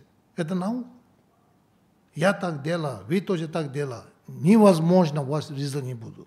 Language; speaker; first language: Russian; non-native, learner; Tibetan